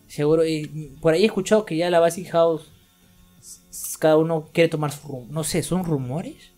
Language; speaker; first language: Spanish; native; Spanish